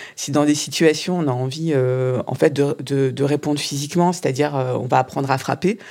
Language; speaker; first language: French; native; French